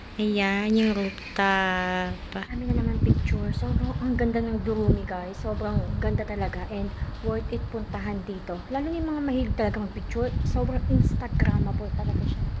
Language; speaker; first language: Filipino; native; Filipino